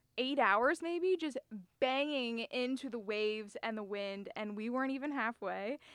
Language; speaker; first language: English; native; English